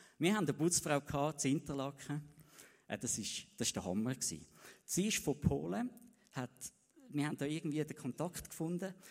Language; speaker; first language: German; native; German